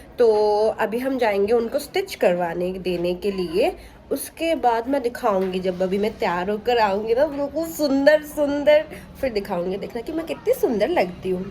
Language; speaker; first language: Hindi; non-native, local second language; Bangla